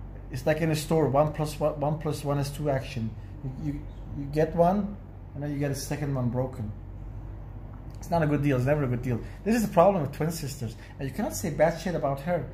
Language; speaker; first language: English; non-native, fluent; Dutch